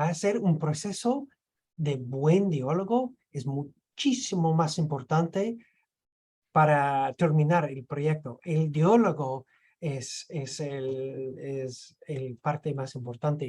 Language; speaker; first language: Spanish; non-native, fluent; English